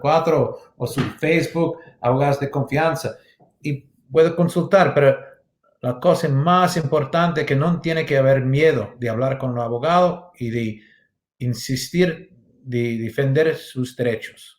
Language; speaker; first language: Spanish; non-native, learner; English